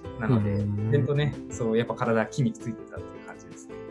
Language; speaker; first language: Japanese; native; Japanese